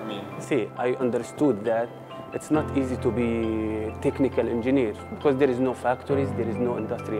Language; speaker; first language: English; non-native, learner; Arabic